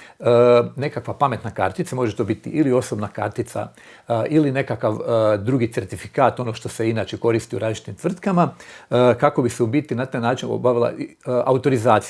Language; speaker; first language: Croatian; native; Croatian